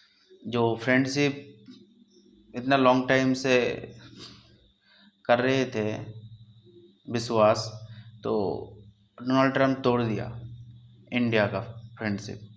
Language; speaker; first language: Hindi; non-native, local second language; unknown